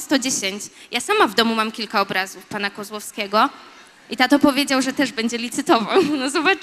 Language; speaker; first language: Polish; native; Polish